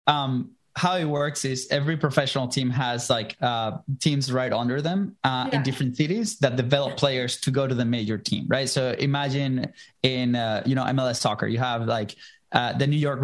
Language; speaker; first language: English; non-native, fluent; Spanish